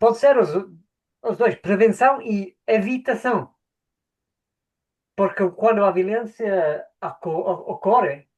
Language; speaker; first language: Portuguese; non-native, fluent; English